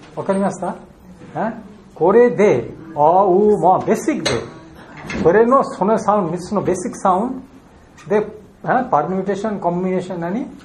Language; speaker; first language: Japanese; non-native, fluent; Bangla